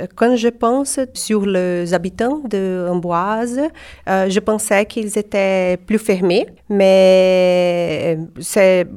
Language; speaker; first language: French; non-native, fluent; Portuguese